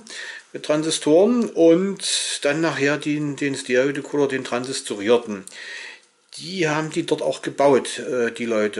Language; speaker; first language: German; native; German